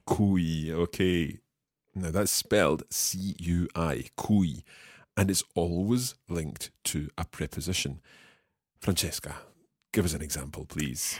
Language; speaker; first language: English; native; English